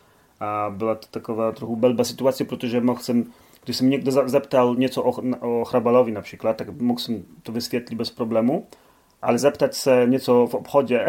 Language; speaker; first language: Czech; non-native, learner; Polish